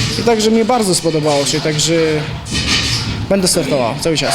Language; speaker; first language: Polish; non-native, learner; Chechen